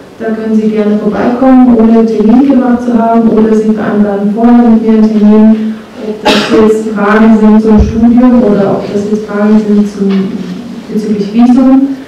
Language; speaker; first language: German; non-native, fluent; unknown